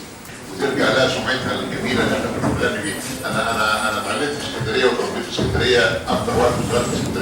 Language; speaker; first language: Arabic; native; Arabic